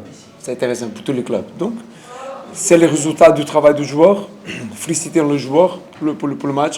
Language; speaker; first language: French; non-native, learner; Portuguese